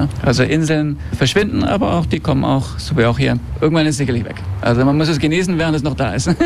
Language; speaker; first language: German; non-native, fluent; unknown